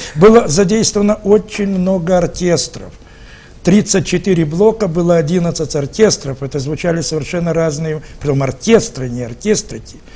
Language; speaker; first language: Russian; native; Russian